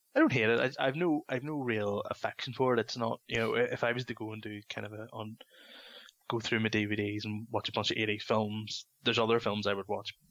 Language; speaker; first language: English; native; English